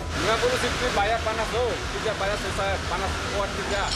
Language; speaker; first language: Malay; non-native, learner; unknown